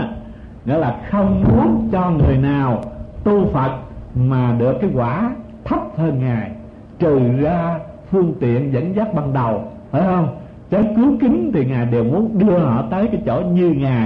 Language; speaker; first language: Vietnamese; native; Vietnamese